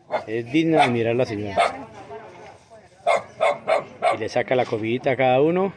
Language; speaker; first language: Spanish; native; Spanish